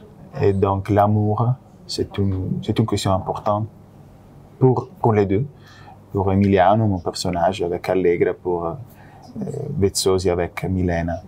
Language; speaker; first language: French; non-native, fluent; Italian